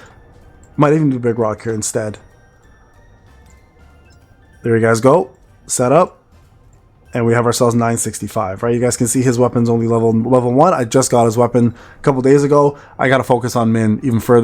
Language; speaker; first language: English; native; English